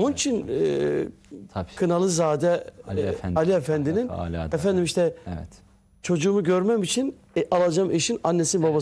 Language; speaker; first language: Turkish; native; Turkish